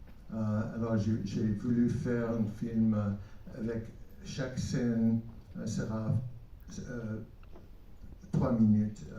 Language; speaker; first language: French; non-native, fluent; English